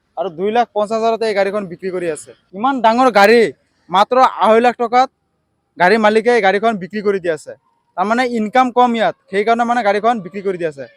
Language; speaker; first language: Assamese; non-native, local second language; Bangla